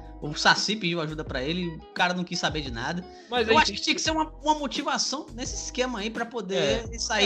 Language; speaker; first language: Portuguese; native; Portuguese